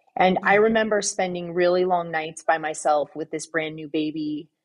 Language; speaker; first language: English; native; English